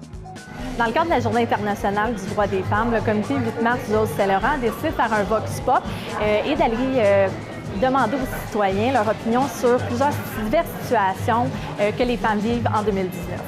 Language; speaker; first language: French; native; French